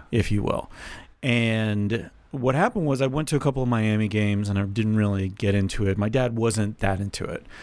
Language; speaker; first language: English; native; English